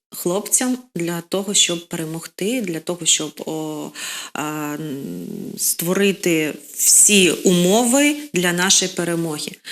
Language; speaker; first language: Ukrainian; non-native, local second language; Russian